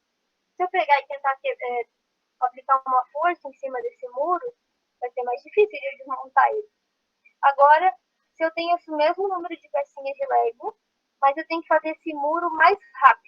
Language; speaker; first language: Portuguese; native; Portuguese